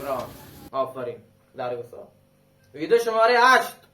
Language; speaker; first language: Persian; non-native, local second language; Baluchi